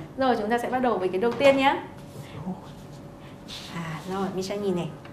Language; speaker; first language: Vietnamese; native; Vietnamese